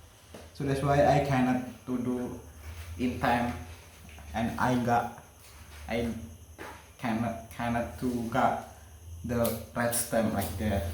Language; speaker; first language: English; non-native, learner; Indonesian